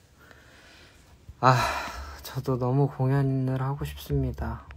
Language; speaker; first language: Korean; native; Korean